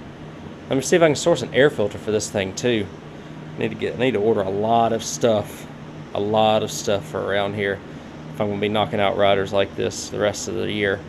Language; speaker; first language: English; native; English